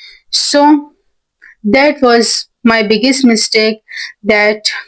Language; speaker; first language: English; non-native, learner; Hindi